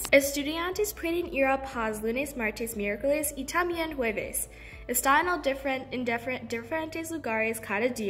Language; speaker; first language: Spanish; non-native, learner; English